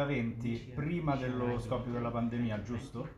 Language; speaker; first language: Italian; native; Italian